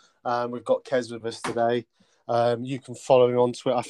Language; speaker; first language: English; native; English